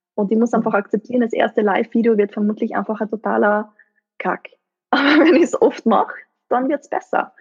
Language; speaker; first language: German; native; German